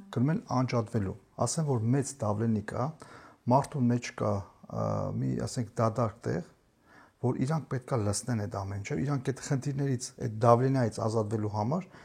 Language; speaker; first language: Armenian; native; Armenian